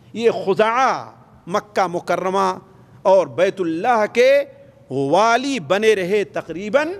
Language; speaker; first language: Urdu; native; Urdu